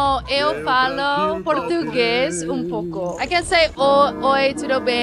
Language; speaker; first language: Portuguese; non-native, learner; Dutch